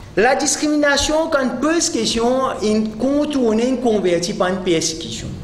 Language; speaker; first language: French; non-native, local second language; Morisyen